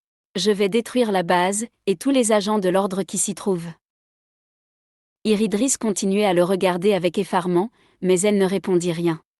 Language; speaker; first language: French; native; French